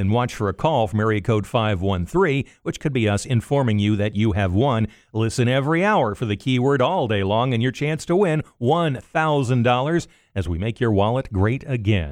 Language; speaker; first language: English; native; English